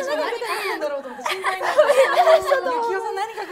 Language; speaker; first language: Japanese; native; Japanese